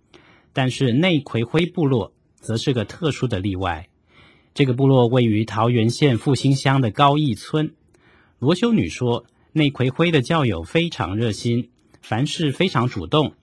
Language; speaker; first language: Chinese; native; Chinese